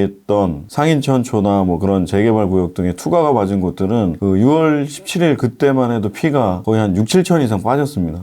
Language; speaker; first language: Korean; native; Korean